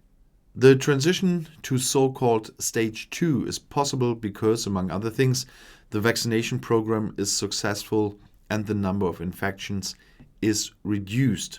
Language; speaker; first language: English; non-native, fluent; German